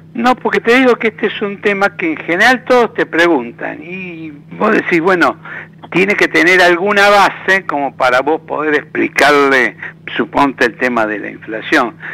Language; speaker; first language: Spanish; native; Spanish